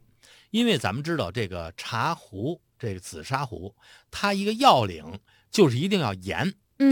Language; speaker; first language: Chinese; native; Chinese